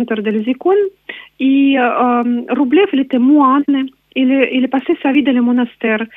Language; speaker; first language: French; non-native, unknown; Russian